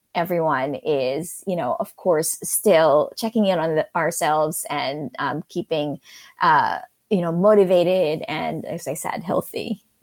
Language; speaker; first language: English; non-native, local second language; Filipino